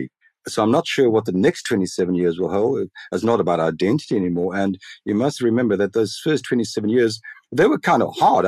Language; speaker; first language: English; native; English